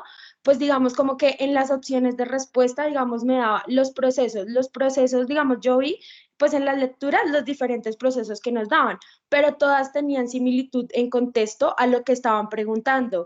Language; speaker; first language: Spanish; native; Spanish